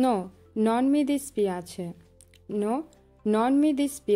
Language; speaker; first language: Italian; non-native, learner; Bangla